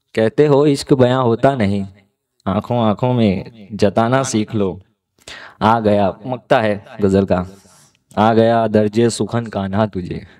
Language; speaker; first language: Hindi; non-native, local second language; Gujarati